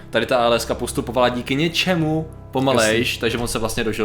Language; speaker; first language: Czech; native; Czech